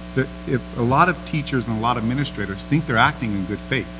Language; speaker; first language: English; native; English